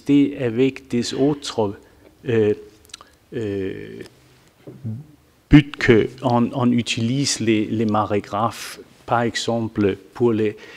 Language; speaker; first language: French; non-native, fluent; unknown